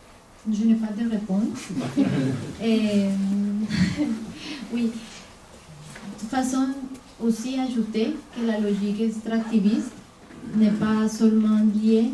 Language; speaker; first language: French; non-native, fluent; Spanish